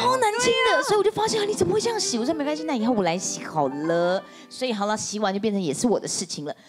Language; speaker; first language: Chinese; native; Chinese